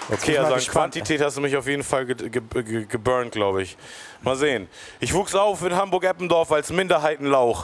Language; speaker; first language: German; native; German